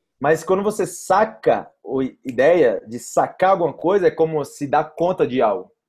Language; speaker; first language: Portuguese; native; Portuguese